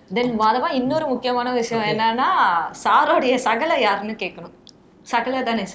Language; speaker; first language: Tamil; native; Tamil